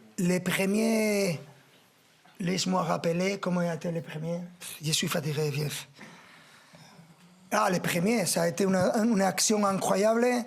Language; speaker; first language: French; non-native, fluent; Spanish